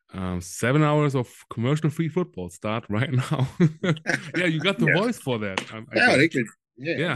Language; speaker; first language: English; non-native, fluent; German